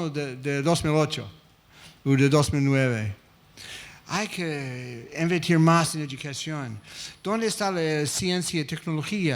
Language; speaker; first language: Spanish; non-native, fluent; English